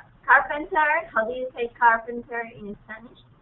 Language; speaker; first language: English; non-native, fluent; Spanish